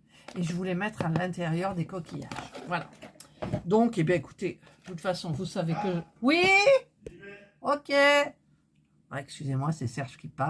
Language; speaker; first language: French; native; French